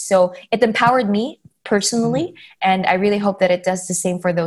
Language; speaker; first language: English; non-native, local second language; Filipino